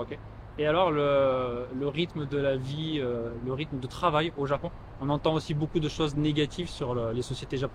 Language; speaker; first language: French; native; French